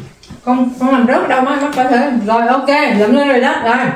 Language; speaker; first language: German; non-native, learner; Vietnamese